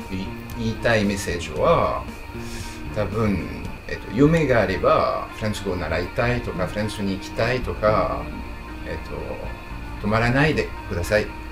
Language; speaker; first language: Japanese; non-native, learner; French